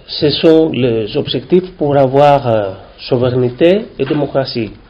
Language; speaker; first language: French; non-native, learner; Greek